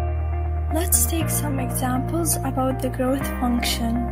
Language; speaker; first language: English; non-native, fluent; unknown